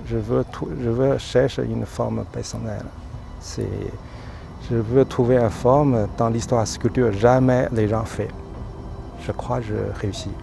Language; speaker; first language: French; non-native, learner; Chinese